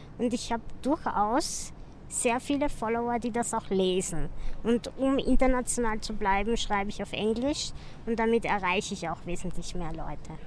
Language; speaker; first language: German; native; German